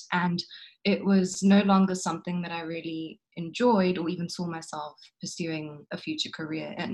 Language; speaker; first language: English; native; English